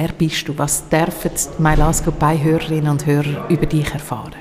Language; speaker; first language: German; native; German